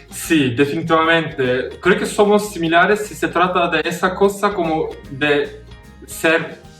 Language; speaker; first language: Spanish; non-native, fluent; Turkish